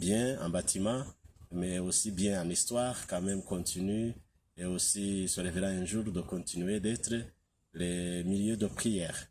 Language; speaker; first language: French; non-native, local second language; Kinyarwanda